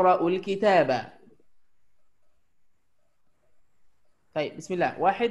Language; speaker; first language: Arabic; non-native, fluent; Indonesian